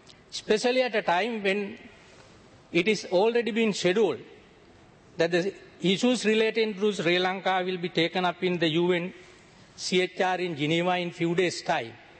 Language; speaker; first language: English; non-native, local second language; Sinhala